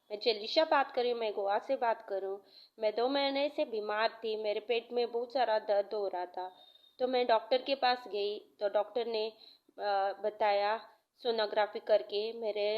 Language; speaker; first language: Hindi; non-native, local second language; Konkani